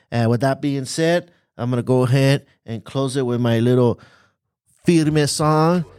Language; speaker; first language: English; native; English